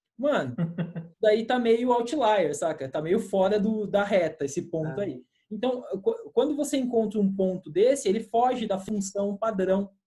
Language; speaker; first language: Portuguese; native; Portuguese